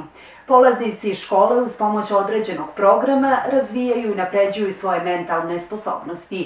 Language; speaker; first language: Croatian; native; Croatian